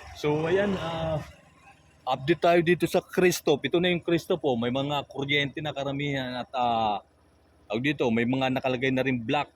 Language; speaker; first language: Filipino; native; Filipino